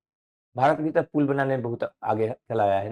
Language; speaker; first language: Hindi; native; Hindi